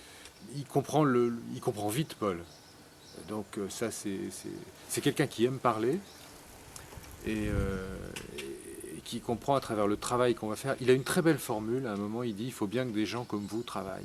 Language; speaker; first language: French; native; French